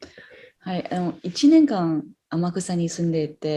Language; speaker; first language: Japanese; non-native, fluent; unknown